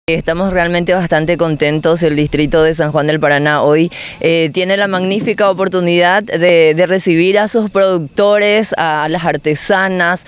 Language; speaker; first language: Spanish; native; Spanish